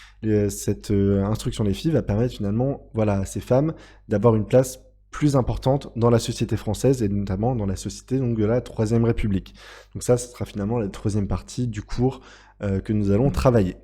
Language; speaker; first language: French; native; French